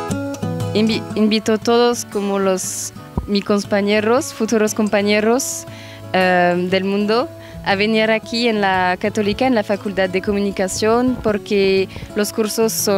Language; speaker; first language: Spanish; non-native, learner; French